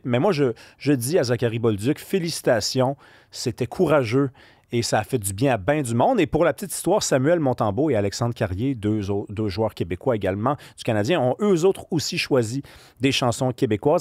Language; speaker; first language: French; native; French